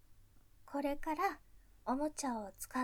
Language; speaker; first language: Japanese; native; Japanese